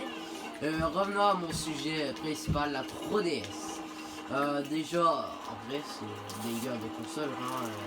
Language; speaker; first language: French; native; French